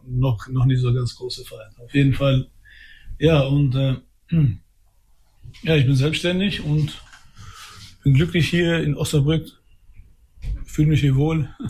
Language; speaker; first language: German; early bilingual, other home language; Albanian